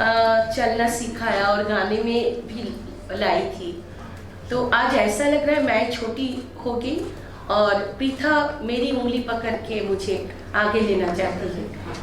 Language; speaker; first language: Hindi; non-native, local second language; Bangla